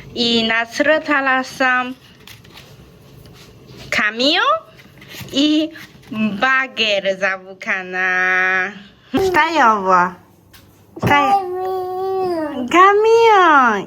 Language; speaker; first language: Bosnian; non-native, learner; Chinese